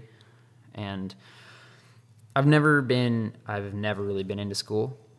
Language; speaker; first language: English; native; English